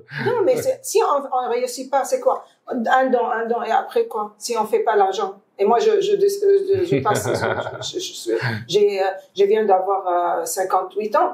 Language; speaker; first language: French; non-native, fluent; Arabic